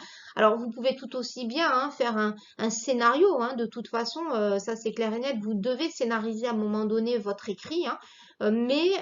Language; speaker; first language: French; native; French